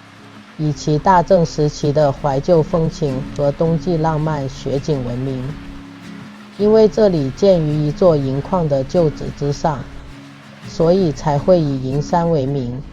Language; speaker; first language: Chinese; native; Chinese